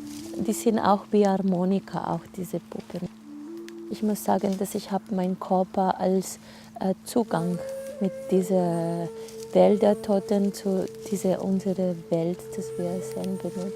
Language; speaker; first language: German; non-native, learner; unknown